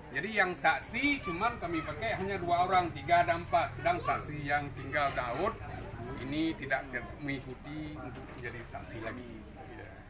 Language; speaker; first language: Indonesian; non-native, local second language; Achinese